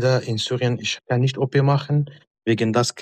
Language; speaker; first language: German; non-native, learner; Arabic